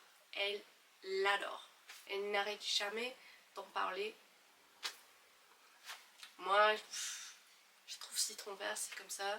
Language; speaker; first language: French; non-native, fluent; English